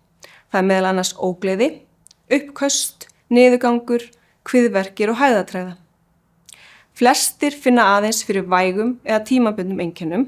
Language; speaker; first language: Icelandic; native; Icelandic